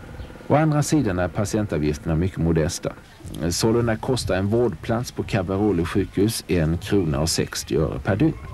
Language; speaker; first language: Swedish; native; Swedish